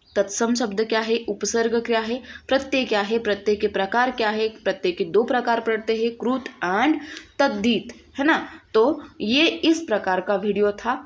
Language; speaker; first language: Hindi; non-native, local second language; Marathi